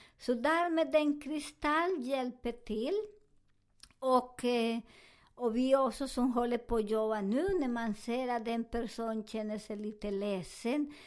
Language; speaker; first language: Swedish; non-native, learner; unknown